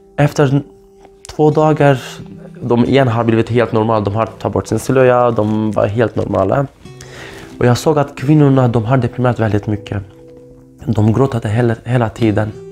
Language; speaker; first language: Swedish; non-native, fluent; Kurdish